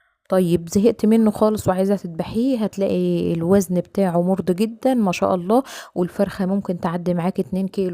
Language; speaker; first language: Arabic; native; Arabic